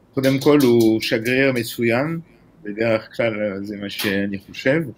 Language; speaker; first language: Hebrew; non-native, fluent; French